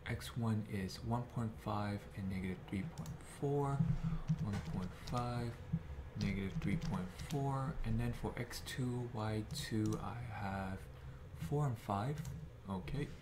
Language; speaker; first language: English; native; English